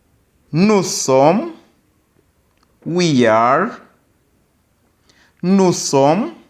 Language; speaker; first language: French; non-native, local second language; Kinyarwanda